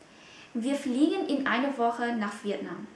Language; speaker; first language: German; non-native, fluent; Vietnamese